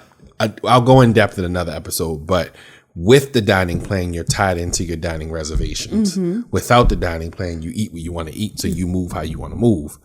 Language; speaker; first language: English; native; English